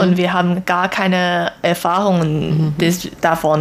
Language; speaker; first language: German; non-native, learner; Chinese